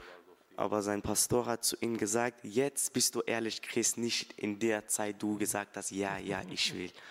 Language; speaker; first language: German; early bilingual, other home language; Persian